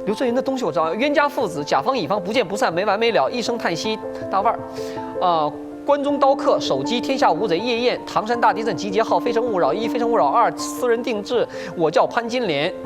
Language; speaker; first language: Chinese; native; Chinese